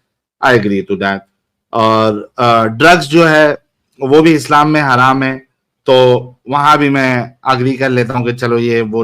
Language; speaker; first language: Hindi; native; Hindi